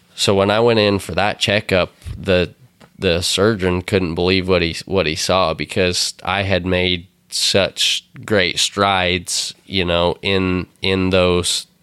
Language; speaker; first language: English; native; English